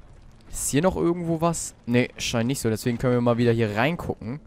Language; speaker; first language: German; native; German